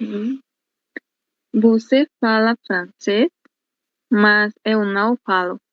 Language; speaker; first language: Portuguese; non-native, learner; Spanish